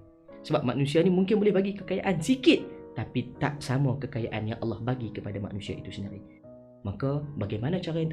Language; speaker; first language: Malay; native; Malay